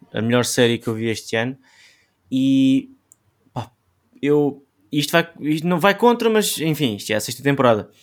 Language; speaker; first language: Portuguese; native; Portuguese